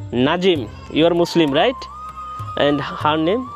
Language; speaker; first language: English; non-native, learner; Bangla